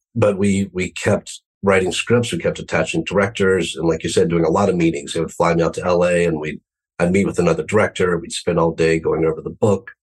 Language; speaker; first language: English; native; English